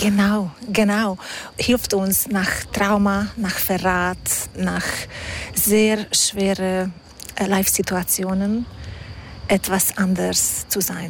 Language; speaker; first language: German; non-native, fluent; Hungarian